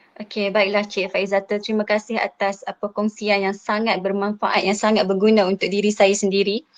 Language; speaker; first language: Malay; native; Malay